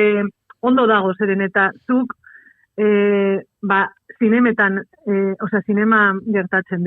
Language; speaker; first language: Basque; non-native, local second language; Spanish